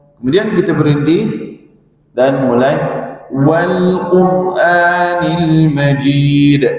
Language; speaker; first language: Malay; non-native, fluent; Arabic